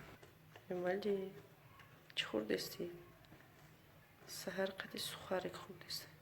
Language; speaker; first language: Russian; non-native, learner; Tajik